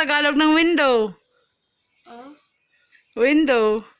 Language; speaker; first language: Filipino; non-native, local second language; Cebuano